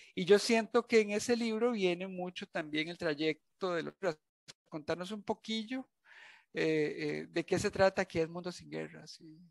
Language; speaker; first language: Spanish; native; Spanish